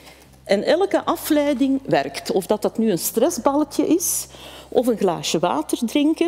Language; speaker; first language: Dutch; native; Dutch